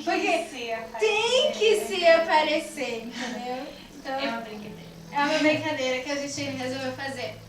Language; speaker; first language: Portuguese; non-native, local second language; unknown